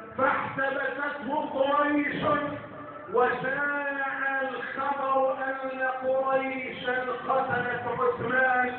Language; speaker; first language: Arabic; native; Arabic